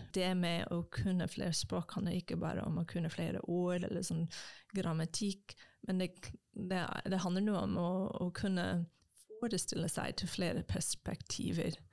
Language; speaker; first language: Norwegian; non-native, fluent; English